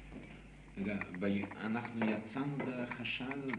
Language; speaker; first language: Hebrew; non-native, fluent; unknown